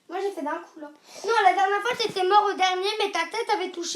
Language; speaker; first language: French; native; French